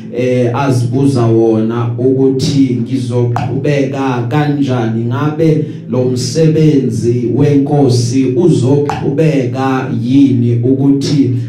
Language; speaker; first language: Zulu; native; Zulu